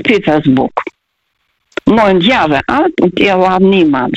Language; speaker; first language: German; early bilingual, other home language; Russian